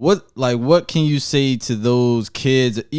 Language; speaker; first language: English; native; English